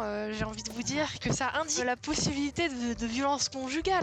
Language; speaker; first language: French; native; French